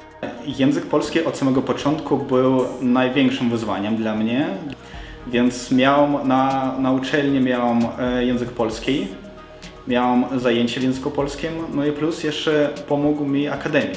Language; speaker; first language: Polish; non-native, fluent; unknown